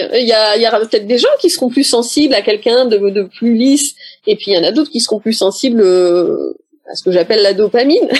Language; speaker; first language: French; native; French